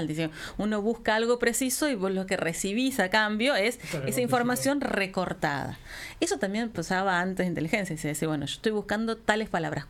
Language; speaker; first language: Spanish; native; Spanish